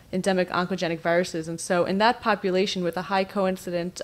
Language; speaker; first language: English; native; English